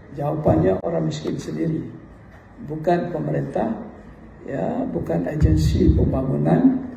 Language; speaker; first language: Malay; native; Malay